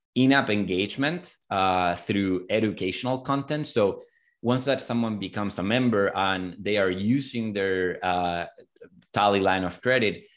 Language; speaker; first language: English; non-native, fluent; Spanish